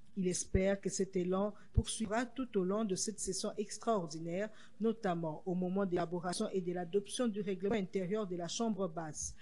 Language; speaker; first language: French; non-native, local second language; Lingala